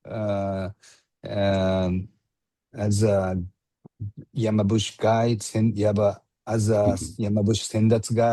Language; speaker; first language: English; non-native, learner; Japanese